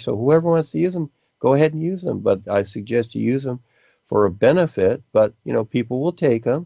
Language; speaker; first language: English; native; English